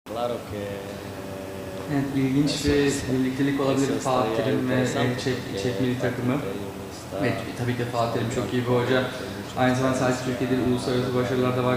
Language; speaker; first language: Turkish; non-native, fluent; Czech